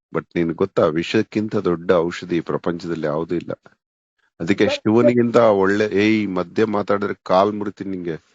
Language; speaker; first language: Kannada; native; Kannada